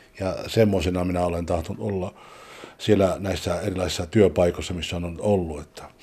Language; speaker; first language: Finnish; native; Finnish